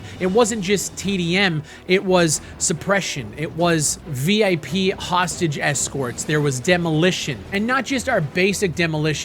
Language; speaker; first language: English; native; English